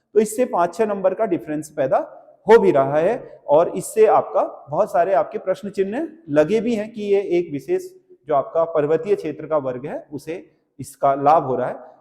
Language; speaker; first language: Hindi; native; Hindi